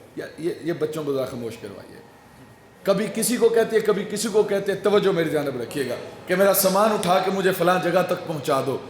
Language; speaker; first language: Urdu; non-native, local second language; Punjabi